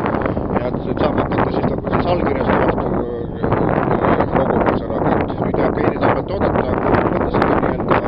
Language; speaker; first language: Estonian; native; Estonian